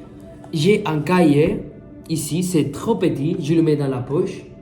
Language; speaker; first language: French; non-native, fluent; Spanish